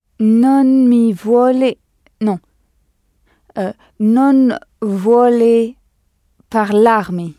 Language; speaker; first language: Italian; non-native, learner; French